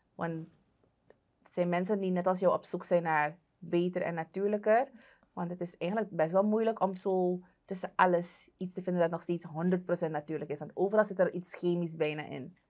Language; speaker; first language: Dutch; native; Dutch